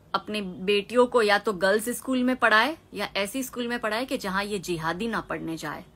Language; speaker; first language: Hindi; non-native, local second language; Gujarati